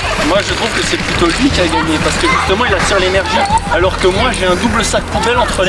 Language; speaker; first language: French; native; French